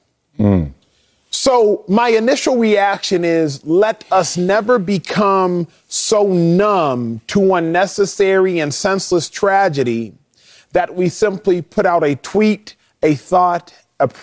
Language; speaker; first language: English; native; English